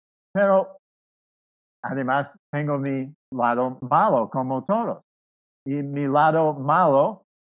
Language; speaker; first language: Spanish; non-native, fluent; English